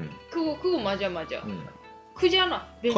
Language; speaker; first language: Korean; non-native, fluent; Japanese